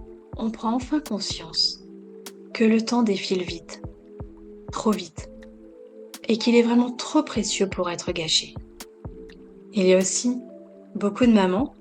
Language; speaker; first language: French; native; French